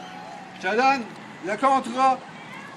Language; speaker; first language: French; native; French